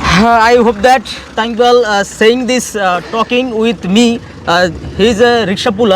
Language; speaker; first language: English; non-native, local second language; Bangla